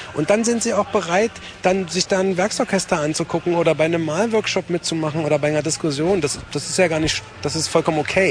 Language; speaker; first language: German; native; German